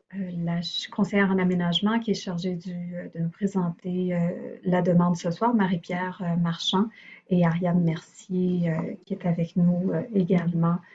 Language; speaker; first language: French; native; French